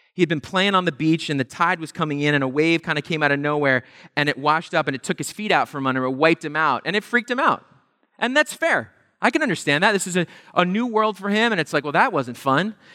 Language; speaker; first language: English; native; English